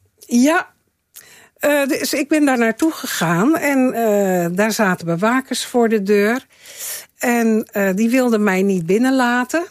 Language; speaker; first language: Dutch; native; Dutch